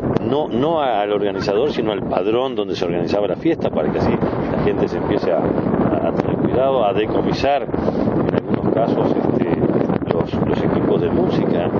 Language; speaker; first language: Spanish; native; Spanish